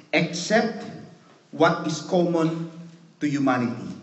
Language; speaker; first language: English; non-native, local second language; Filipino